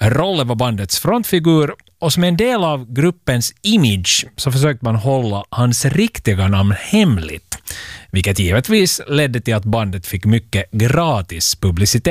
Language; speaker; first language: Swedish; native; Swedish